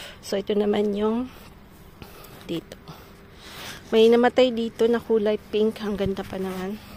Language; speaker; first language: Filipino; native; Filipino